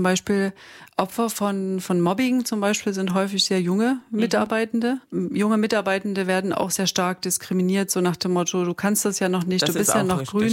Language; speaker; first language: German; native; German